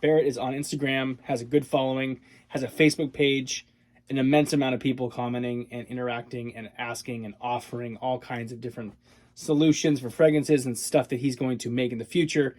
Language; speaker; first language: English; native; English